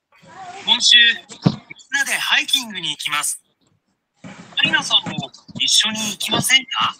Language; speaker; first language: Japanese; non-native, learner; Bangla